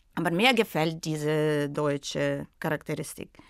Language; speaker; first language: German; non-native, fluent; Russian